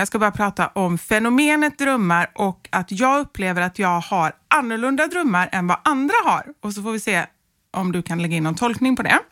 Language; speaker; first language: Swedish; native; Swedish